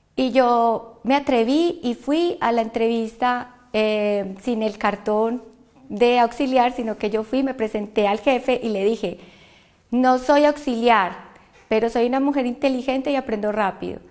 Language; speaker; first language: Spanish; native; Spanish